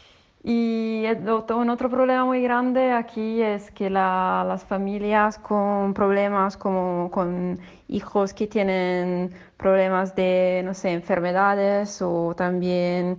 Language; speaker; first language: Spanish; non-native, fluent; Italian